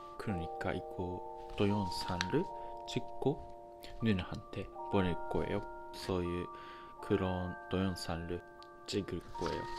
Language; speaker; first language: Korean; non-native, fluent; Japanese